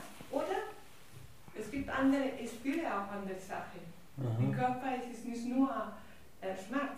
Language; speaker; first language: German; non-native, learner; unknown